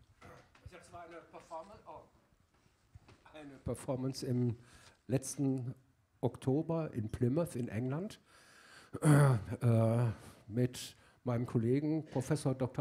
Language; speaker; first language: German; native; German